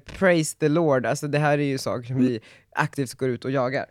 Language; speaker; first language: Swedish; native; Swedish